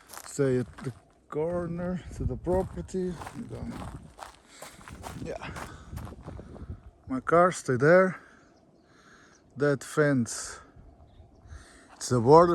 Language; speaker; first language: English; non-native, learner; Portuguese